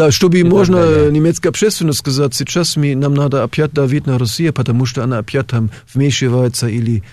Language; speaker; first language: Russian; non-native, fluent; German